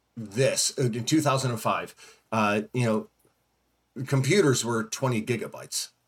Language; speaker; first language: English; native; English